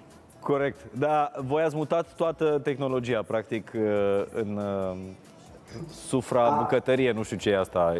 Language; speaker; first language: Romanian; native; Romanian